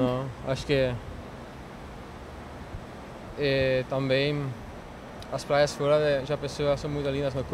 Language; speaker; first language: Portuguese; non-native, learner; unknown